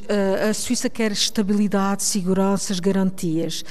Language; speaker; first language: Portuguese; early bilingual, heritage; Portuguese